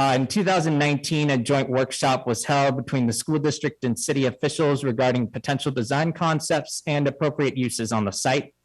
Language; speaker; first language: English; native; English